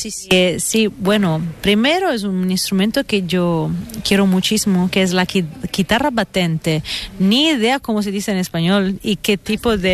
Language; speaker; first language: Spanish; non-native, fluent; Italian